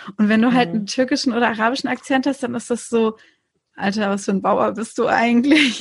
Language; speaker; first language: German; early bilingual, other home language; Turkish